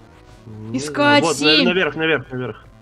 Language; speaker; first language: Russian; native; Russian